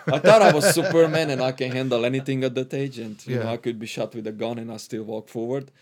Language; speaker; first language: English; non-native, fluent; Hungarian